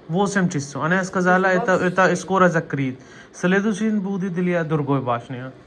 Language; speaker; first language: Russian; non-native, learner; Hindi